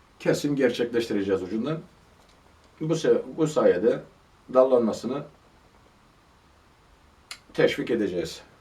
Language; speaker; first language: Turkish; native; Turkish